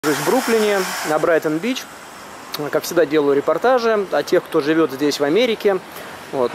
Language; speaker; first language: Russian; native; Russian